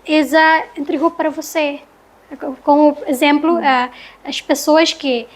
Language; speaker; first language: Portuguese; non-native, learner; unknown